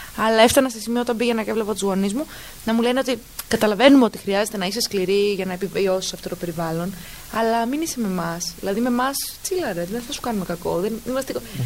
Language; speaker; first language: Greek; early bilingual, heritage; Greek